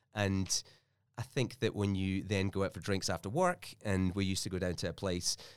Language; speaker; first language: English; native; English